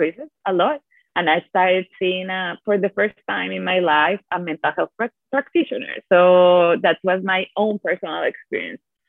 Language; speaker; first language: English; non-native, fluent; Italian